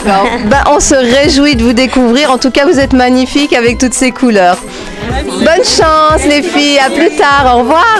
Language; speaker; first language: French; native; French